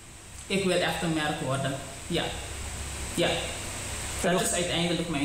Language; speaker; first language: Dutch; non-native, local second language; Papiamento